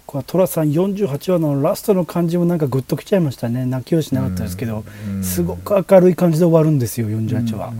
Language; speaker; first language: Japanese; native; Japanese